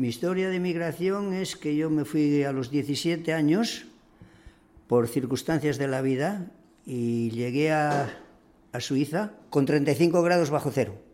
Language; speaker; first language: Spanish; native; Spanish